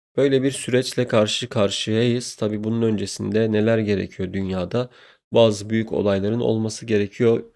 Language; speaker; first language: Turkish; native; Turkish